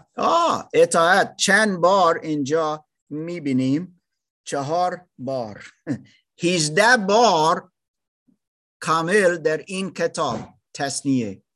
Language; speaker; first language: Persian; non-native, learner; German